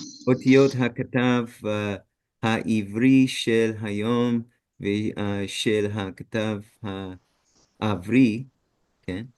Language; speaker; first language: Hebrew; non-native, learner; English